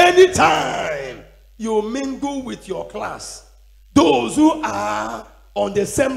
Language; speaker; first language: English; non-native, local second language; Igbo